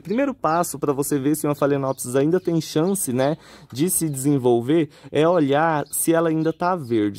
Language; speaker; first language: Portuguese; native; Portuguese